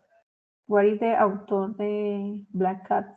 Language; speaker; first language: English; non-native, fluent; Spanish